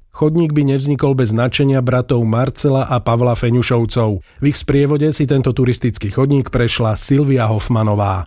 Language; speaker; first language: Slovak; native; Slovak